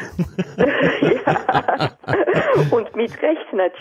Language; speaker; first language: German; non-native, fluent; Japanese